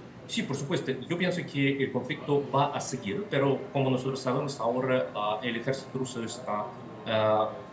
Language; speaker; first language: Spanish; non-native, fluent; Russian